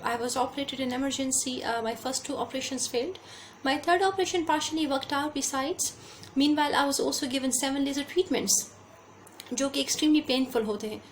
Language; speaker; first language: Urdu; native; Urdu